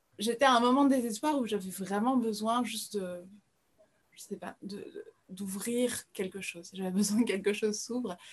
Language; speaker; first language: French; early bilingual, other home language; Portuguese